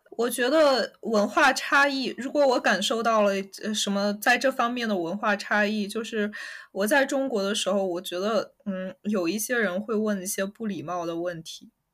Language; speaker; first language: Chinese; native; Chinese